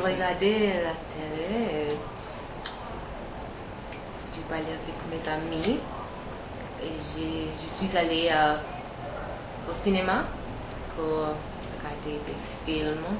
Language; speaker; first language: French; non-native, learner; English